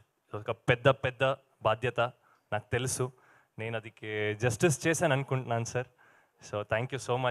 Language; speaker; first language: Telugu; non-native, learner; Kannada